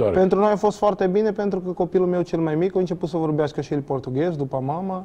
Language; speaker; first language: Romanian; non-native, fluent; Portuguese